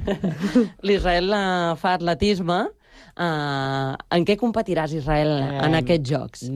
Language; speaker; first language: Catalan; native; Catalan